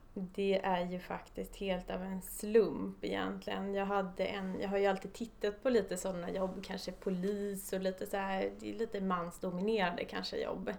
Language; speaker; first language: Swedish; early bilingual, other home language; Polish